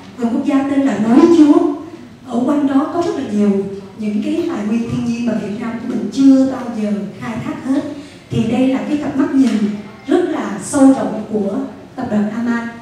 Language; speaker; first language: Vietnamese; native; Vietnamese